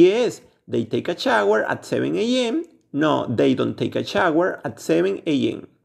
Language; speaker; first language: English; non-native, fluent; Spanish